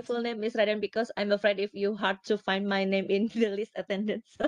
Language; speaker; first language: English; non-native, learner; Indonesian